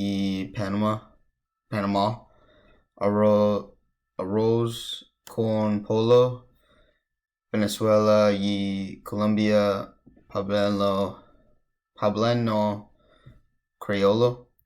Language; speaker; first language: Spanish; non-native, learner; English